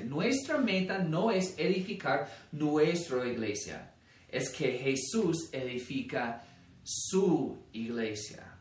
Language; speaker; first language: Spanish; non-native, fluent; English